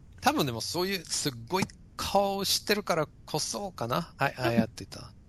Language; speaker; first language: Japanese; non-native, fluent; English